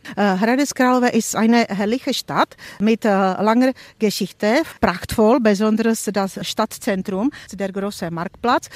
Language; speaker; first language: German; non-native, fluent; Czech